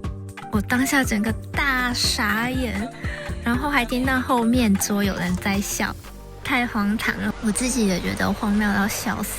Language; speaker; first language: Chinese; native; Chinese